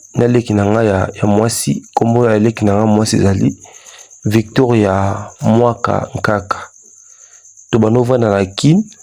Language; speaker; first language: Lingala; native; Lingala